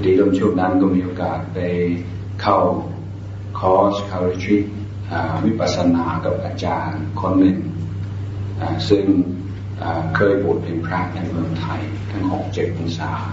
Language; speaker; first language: Thai; non-native, fluent; English